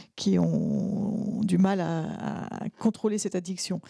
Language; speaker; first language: French; native; French